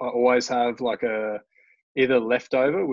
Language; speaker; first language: English; native; English